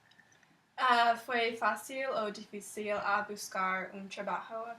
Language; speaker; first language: Spanish; non-native, learner; English